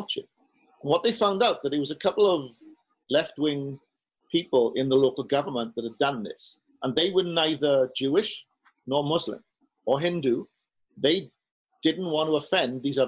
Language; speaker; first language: English; native; English